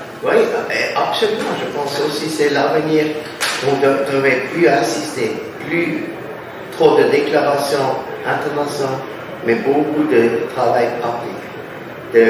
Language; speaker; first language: French; non-native, fluent; German